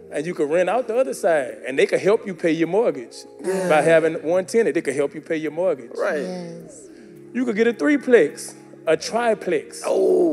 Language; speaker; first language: English; native; English